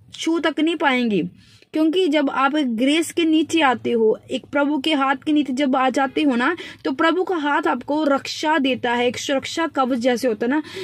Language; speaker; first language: Hindi; non-native, local second language; Punjabi